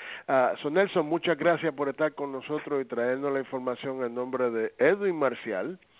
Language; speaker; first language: Spanish; early bilingual, heritage; Spanish